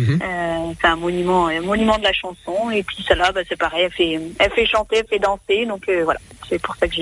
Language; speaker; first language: French; native; French